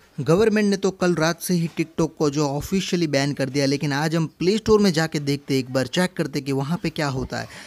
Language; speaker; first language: Hindi; native; Hindi